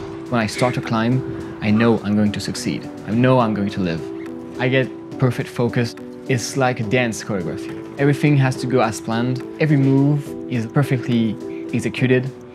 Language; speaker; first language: English; non-native, fluent; French